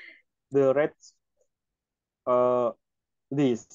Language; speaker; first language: English; non-native, learner; Indonesian